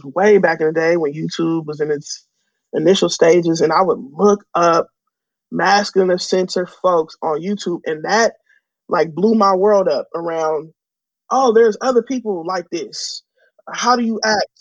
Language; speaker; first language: English; native; English